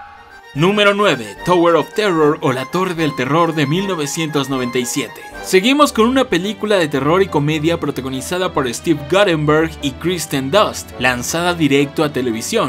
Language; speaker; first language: Spanish; native; Spanish